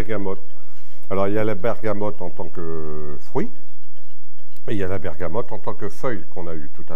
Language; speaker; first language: French; native; French